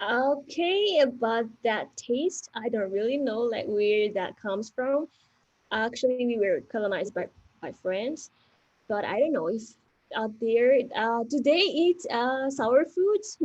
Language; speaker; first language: English; non-native, fluent; Malagasy